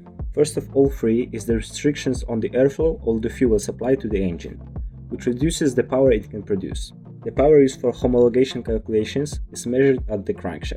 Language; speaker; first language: English; non-native, fluent; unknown